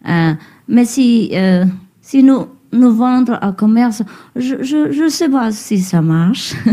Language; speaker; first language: French; non-native, learner; Vietnamese